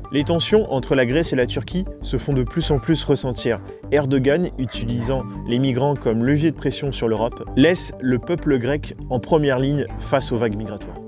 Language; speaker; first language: French; native; French